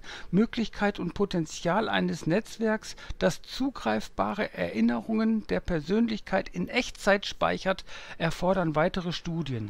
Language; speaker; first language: German; native; German